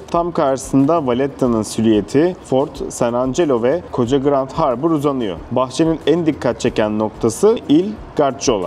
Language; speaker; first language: Turkish; native; Turkish